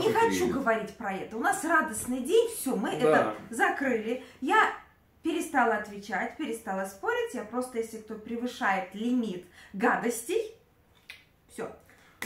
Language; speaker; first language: Russian; native; Russian